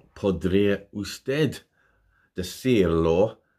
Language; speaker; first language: Spanish; non-native, learner; English